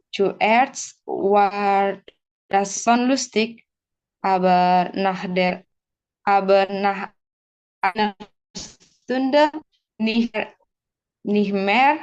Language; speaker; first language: German; non-native, learner; Indonesian